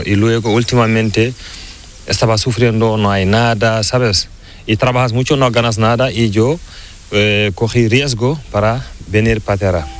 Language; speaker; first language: Spanish; non-native, learner; Fula